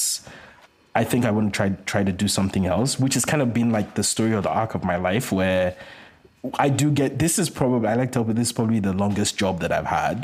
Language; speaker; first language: English; non-native, local second language; Yoruba